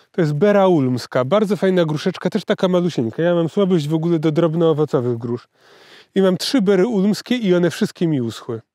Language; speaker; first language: Polish; native; Polish